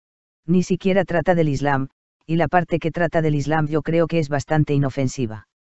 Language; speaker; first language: Spanish; native; Spanish